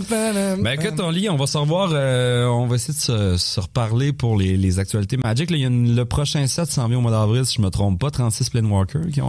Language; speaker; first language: French; native; French